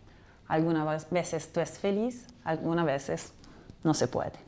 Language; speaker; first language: Spanish; non-native, fluent; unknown